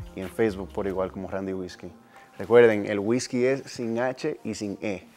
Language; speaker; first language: Spanish; early bilingual, heritage; Spanish